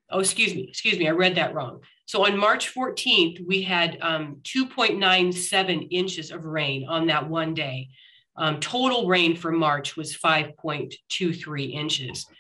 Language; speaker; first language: English; native; English